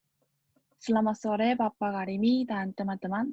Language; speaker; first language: Indonesian; non-native, learner; Korean